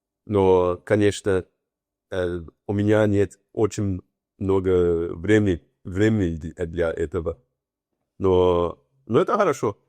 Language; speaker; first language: Russian; non-native, learner; Portuguese